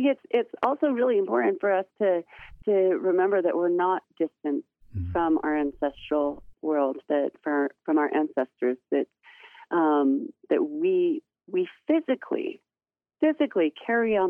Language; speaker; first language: English; native; English